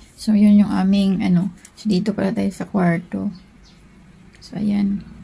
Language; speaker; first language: Filipino; native; Filipino